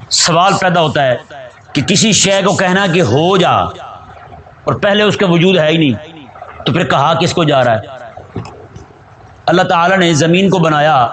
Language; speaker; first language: Urdu; non-native, local second language; Punjabi